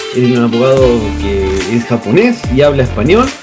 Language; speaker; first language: Spanish; native; Spanish